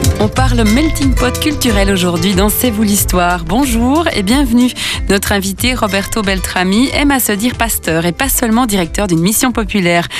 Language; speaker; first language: French; native; French